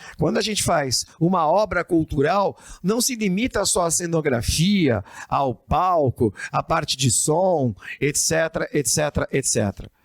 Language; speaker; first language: Portuguese; native; Portuguese